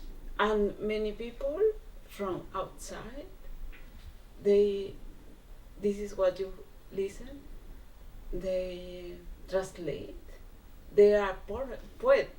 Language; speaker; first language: English; non-native, learner; Spanish